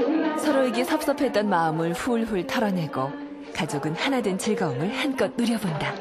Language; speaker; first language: Korean; native; Korean